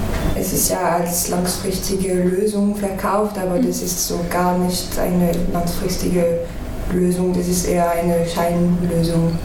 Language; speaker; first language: German; non-native, fluent; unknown